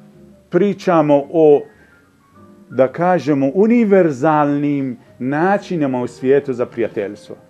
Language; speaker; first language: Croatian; non-native, fluent; Persian